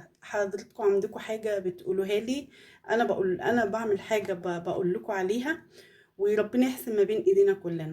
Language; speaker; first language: Arabic; native; Arabic